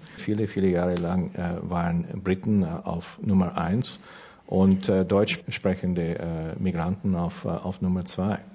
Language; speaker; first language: German; early bilingual, heritage; German